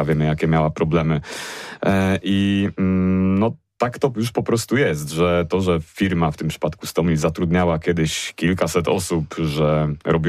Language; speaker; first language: Polish; native; Polish